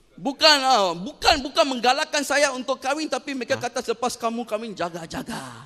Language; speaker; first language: Malay; non-native, local second language; Tamil